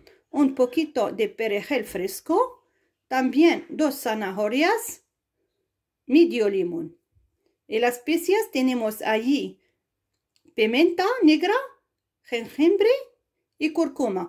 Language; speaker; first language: Spanish; non-native, fluent; Arabic